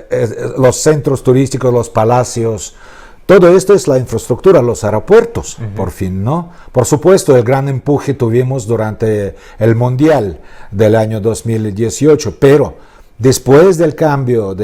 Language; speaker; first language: Spanish; non-native, fluent; Russian